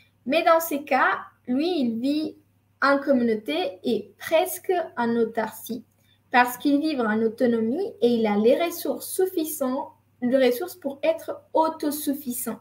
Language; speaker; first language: French; non-native, fluent; Spanish